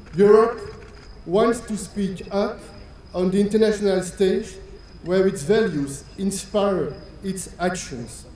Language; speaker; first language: English; non-native, fluent; French